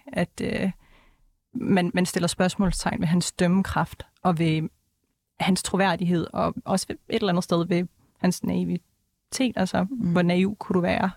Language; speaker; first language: Danish; early bilingual, other home language; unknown